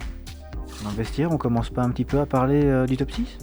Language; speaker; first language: French; native; French